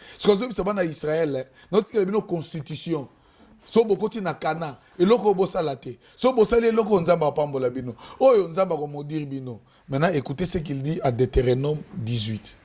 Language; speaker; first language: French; non-native, local second language; Lingala